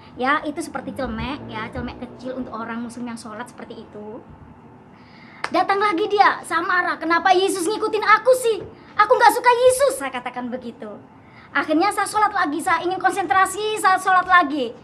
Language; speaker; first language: Indonesian; non-native, local second language; Javanese